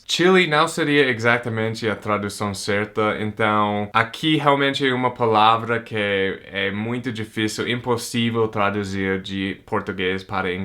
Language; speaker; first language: Portuguese; non-native, fluent; English